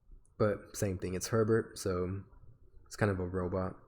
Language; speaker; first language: English; native; English